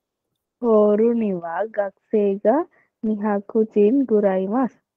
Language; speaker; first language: Japanese; non-native, learner; Sinhala